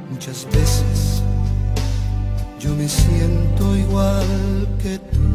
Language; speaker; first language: Spanish; native; Spanish